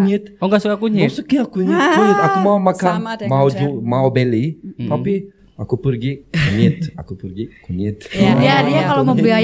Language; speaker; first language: Indonesian; non-native, learner; Turkish